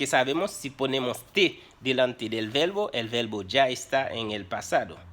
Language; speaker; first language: Spanish; non-native, fluent; Haitian Creole